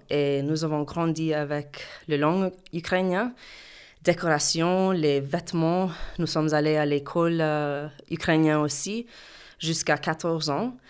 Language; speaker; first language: French; non-native, learner; English